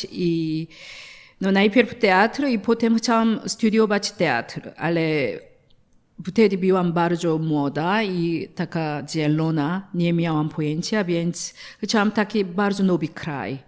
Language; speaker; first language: Polish; non-native, learner; Korean